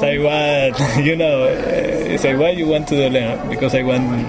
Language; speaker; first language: English; non-native, learner; Spanish